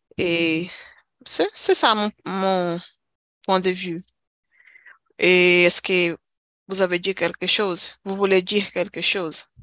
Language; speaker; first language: French; non-native, learner; Portuguese